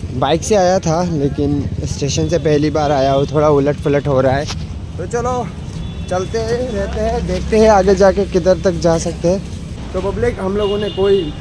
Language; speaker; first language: Hindi; non-native, local second language; Assamese